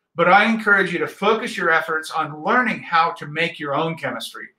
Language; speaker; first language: English; native; English